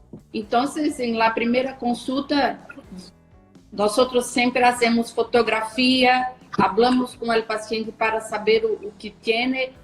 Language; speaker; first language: Spanish; non-native, learner; Portuguese